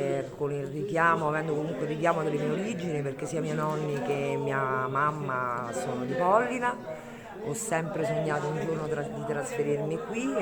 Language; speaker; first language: Italian; native; Italian